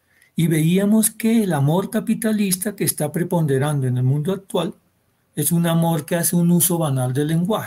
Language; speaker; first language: Spanish; native; Spanish